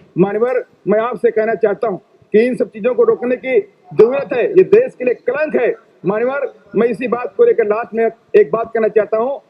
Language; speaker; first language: Hindi; native; Hindi